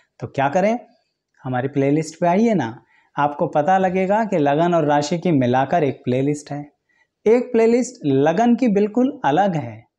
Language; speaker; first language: Hindi; native; Hindi